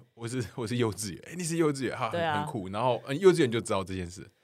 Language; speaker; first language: Chinese; native; Chinese